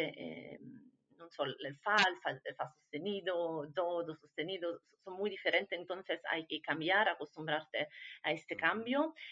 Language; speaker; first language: Spanish; non-native, fluent; Italian